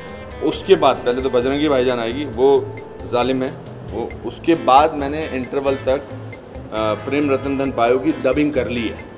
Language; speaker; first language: Hindi; native; Hindi